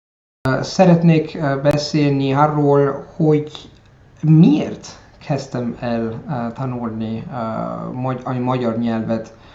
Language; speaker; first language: Hungarian; non-native, learner; Italian